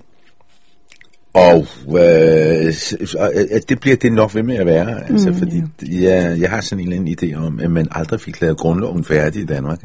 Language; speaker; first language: Danish; non-native, fluent; Hebrew